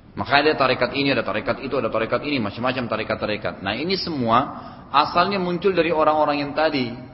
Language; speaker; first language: Indonesian; native; Indonesian